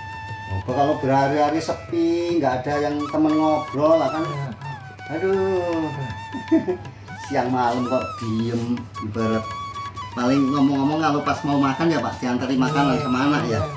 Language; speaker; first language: Indonesian; non-native, local second language; Javanese